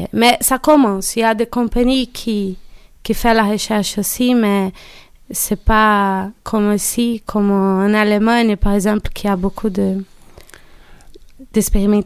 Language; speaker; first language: French; non-native, learner; Portuguese